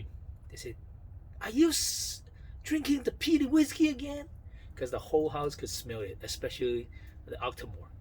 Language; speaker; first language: English; non-native, fluent; Chinese